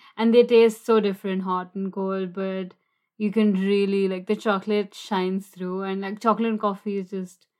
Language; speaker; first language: English; non-native, local second language; Hindi